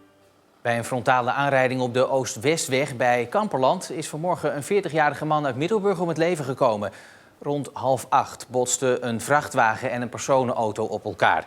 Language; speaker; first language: Dutch; native; Dutch